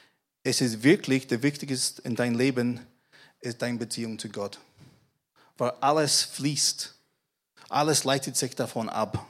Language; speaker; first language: German; non-native, fluent; English